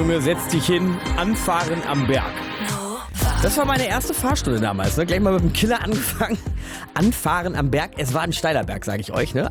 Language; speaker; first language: German; native; German